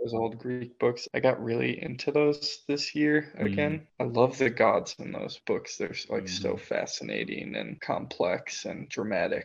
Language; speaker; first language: English; native; English